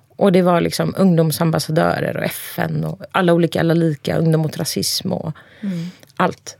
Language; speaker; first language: Swedish; early bilingual, other home language; Turkish